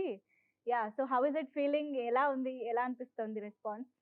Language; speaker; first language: Telugu; native; Telugu